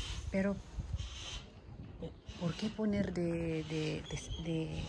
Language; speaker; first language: Spanish; non-native, learner; Filipino